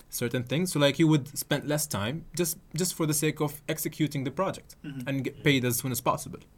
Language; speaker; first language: English; non-native, fluent; Arabic